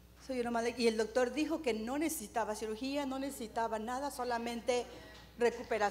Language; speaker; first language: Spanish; early bilingual, heritage; Spanish